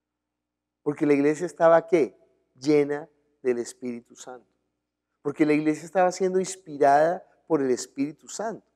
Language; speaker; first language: Spanish; native; Spanish